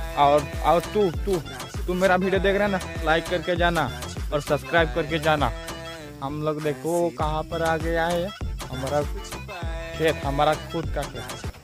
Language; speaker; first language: Hindi; non-native, local second language; Assamese